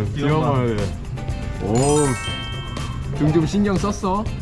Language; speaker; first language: Korean; native; Korean